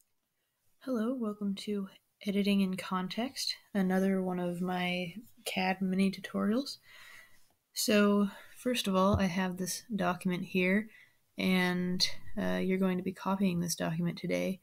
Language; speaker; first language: English; native; English